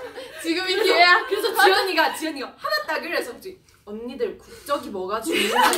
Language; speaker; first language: Korean; native; Korean